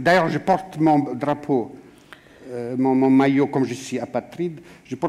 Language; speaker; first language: French; non-native, fluent; Bosnian